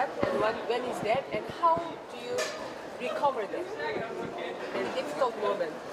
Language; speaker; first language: English; non-native, learner; Korean